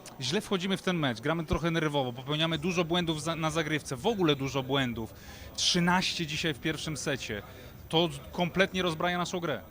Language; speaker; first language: Polish; native; Polish